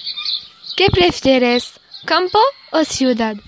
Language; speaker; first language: Spanish; non-native, learner; French